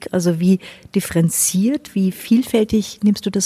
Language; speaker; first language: German; native; German